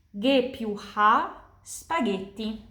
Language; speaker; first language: Italian; non-native, fluent; Indonesian